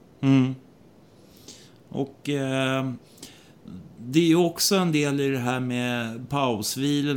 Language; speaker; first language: Swedish; native; Swedish